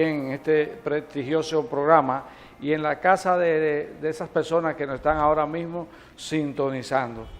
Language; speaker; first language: Spanish; native; Spanish